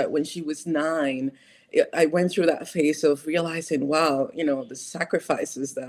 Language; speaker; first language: English; non-native, fluent; Spanish